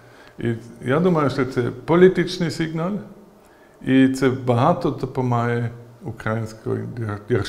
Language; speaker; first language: Ukrainian; non-native, learner; German